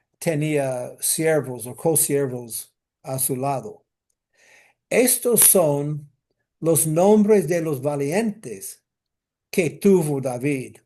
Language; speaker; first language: Spanish; non-native, fluent; English